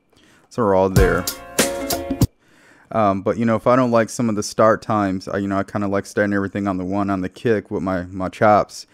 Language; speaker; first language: English; native; English